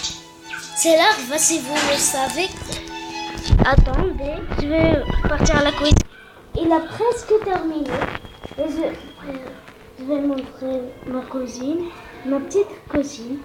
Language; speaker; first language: French; non-native, learner; Arabic